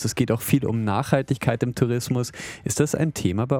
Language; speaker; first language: German; native; German